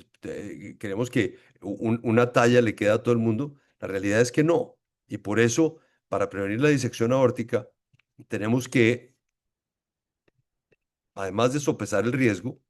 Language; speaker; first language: Spanish; native; Spanish